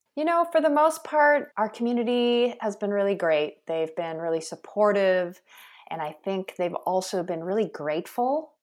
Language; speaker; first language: English; early bilingual, other home language; Korean